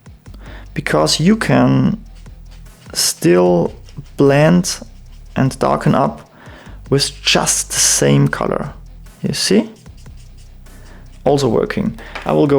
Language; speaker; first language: English; non-native, fluent; German